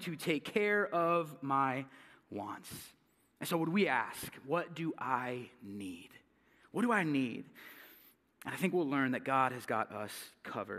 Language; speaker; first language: English; native; English